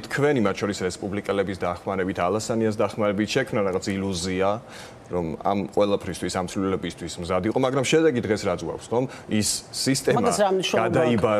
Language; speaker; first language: Georgian; native; Georgian